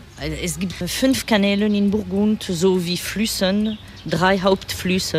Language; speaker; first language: German; non-native, fluent; French